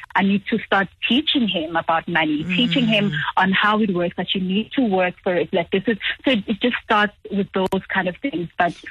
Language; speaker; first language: English; non-native, local second language; Zulu